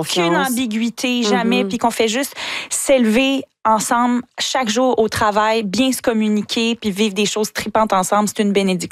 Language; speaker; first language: French; native; French